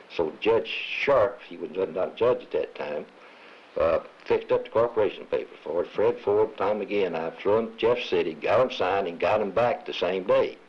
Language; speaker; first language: English; native; English